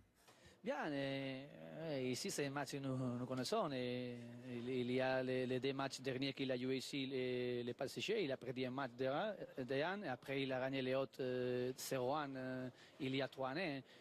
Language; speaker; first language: French; non-native, learner; Spanish